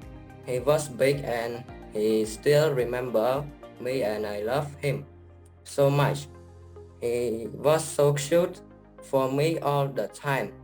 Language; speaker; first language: English; non-native, learner; Khmer